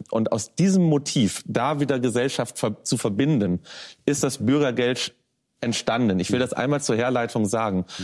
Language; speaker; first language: German; native; German